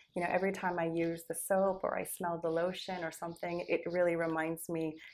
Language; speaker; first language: English; native; English